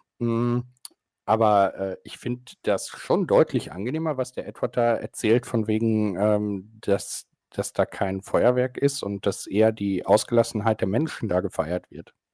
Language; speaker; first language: German; native; German